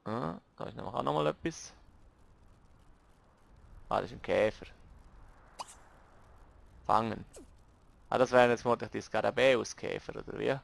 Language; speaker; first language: German; native; German